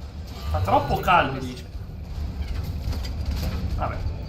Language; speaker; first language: Italian; native; Italian